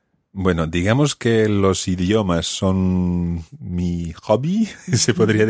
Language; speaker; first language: Spanish; non-native, fluent; English